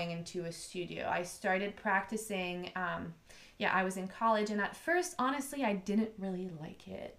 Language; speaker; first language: English; non-native, fluent; French